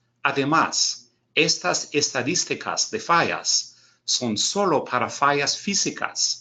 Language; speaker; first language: Spanish; non-native, learner; English